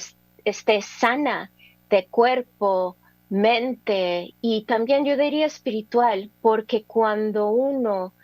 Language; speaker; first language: Spanish; early bilingual, heritage; English